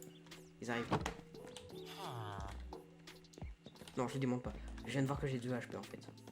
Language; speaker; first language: French; native; French